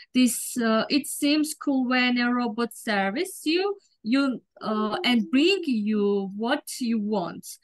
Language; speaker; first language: English; non-native, learner; Georgian